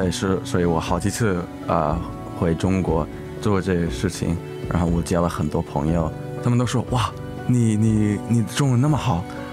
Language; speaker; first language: Chinese; early bilingual, heritage; English